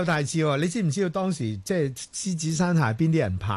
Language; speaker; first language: Cantonese; native; Cantonese